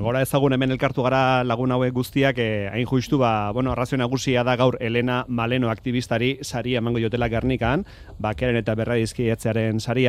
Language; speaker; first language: Basque; native; Basque